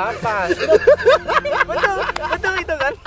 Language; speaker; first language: Indonesian; non-native, learner; English